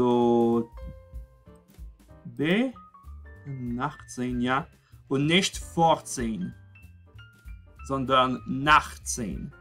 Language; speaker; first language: German; non-native, fluent; French